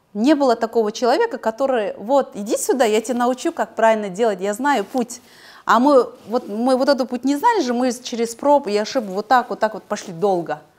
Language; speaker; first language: Russian; non-native, local second language; Kazakh